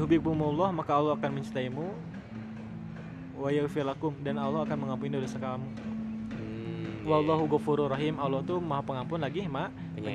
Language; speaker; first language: Indonesian; native; Indonesian